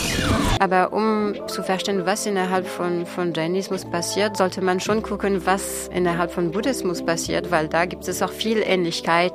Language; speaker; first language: German; non-native, fluent; French